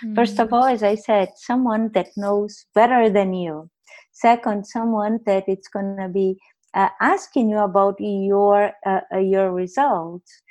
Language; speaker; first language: English; non-native, fluent; Portuguese